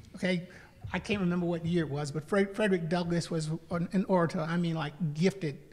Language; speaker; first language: English; native; English